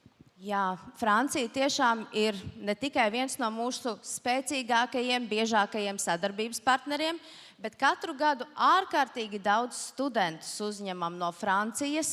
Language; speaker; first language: Latvian; native; Latvian